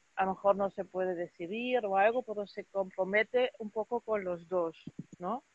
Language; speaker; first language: Spanish; non-native, fluent; German